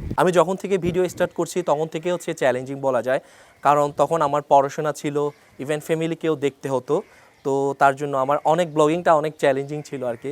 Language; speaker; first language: Bangla; non-native, local second language; Chakma